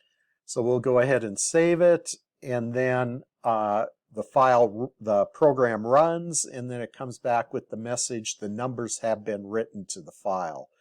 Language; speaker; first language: English; native; English